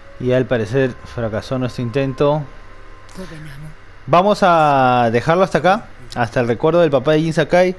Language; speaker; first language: Spanish; native; Spanish